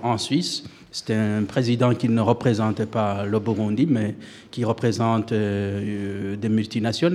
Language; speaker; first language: French; non-native, local second language; Rundi